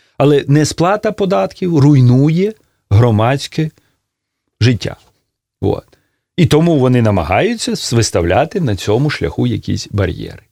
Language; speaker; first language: Ukrainian; native; Ukrainian